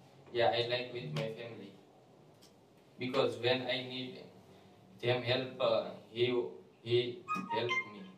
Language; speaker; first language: English; non-native, learner; Gujarati